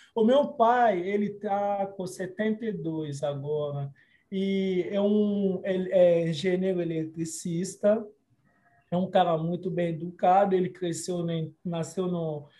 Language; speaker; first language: Portuguese; non-native, fluent; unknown